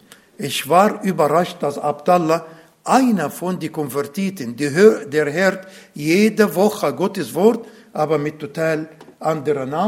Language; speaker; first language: German; non-native, learner; Arabic